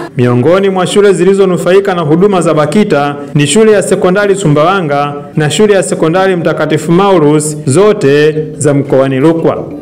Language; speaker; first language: Swahili; native; Swahili